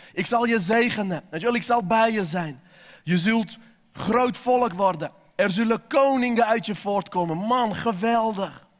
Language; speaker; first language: Dutch; non-native, fluent; Armenian